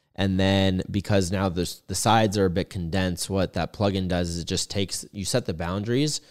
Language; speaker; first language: English; native; English